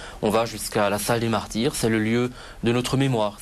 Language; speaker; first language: French; native; French